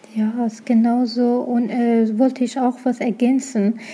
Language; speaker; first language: German; non-native, learner; Arabic